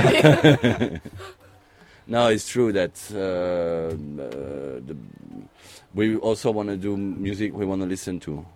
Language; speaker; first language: English; non-native, learner; French